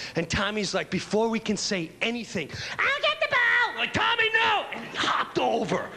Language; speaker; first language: English; native; English